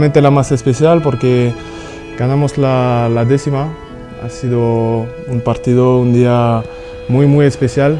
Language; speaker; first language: Spanish; non-native, fluent; French